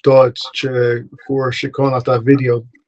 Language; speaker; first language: Albanian; non-native, fluent; English